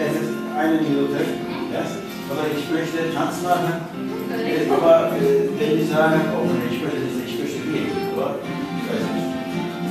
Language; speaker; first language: German; non-native, learner; Turkish